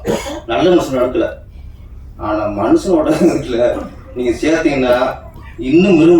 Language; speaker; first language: Tamil; native; Tamil